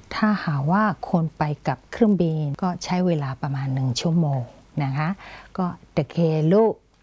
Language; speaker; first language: Thai; non-native, fluent; Burmese